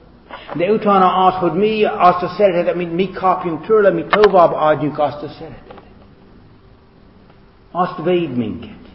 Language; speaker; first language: Hungarian; non-native, fluent; English